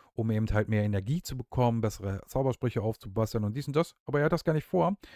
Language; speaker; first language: German; native; German